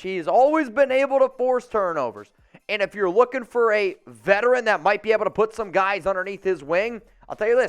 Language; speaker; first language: English; native; English